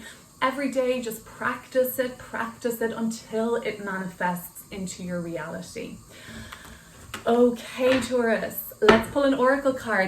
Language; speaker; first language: English; native; English